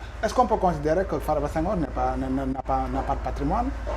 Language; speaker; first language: French; non-native, local second language; Wolof